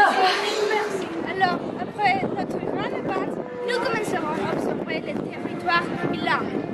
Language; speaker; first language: French; non-native, learner; Spanish